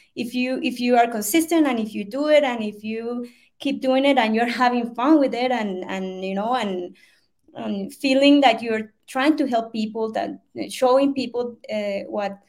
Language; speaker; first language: English; non-native, fluent; Spanish